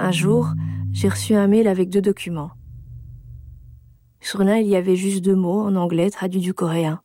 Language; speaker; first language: French; native; French